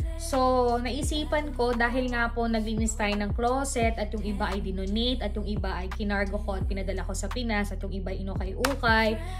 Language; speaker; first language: Filipino; native; Filipino